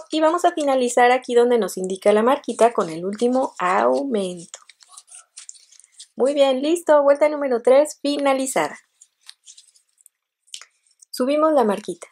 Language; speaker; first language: Spanish; native; Spanish